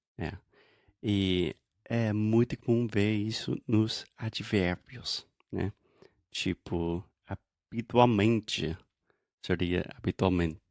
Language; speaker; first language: Portuguese; non-native, fluent; English